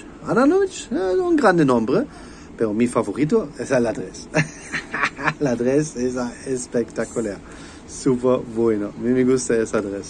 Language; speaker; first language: Spanish; non-native, learner; German